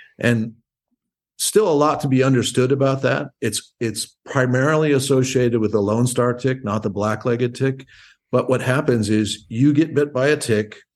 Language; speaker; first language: English; native; English